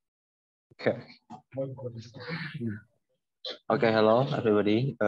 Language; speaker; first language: English; non-native, learner; Indonesian